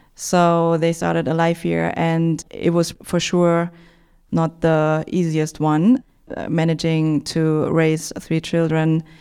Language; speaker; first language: English; non-native, fluent; German